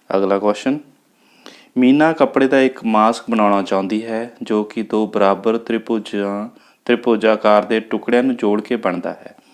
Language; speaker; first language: Hindi; non-native, local second language; Punjabi